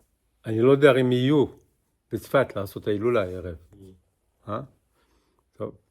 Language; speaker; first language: Hebrew; non-native, fluent; English